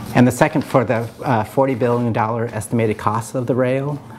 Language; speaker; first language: English; native; English